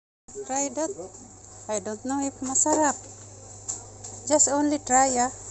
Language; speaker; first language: English; non-native, local second language; Filipino